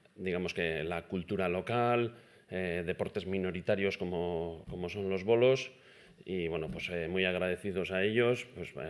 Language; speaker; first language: Spanish; non-native, local second language; Basque